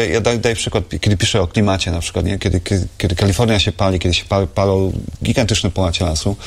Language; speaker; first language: Polish; native; Polish